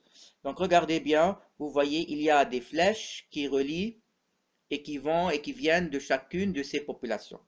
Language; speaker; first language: French; non-native, local second language; Arabic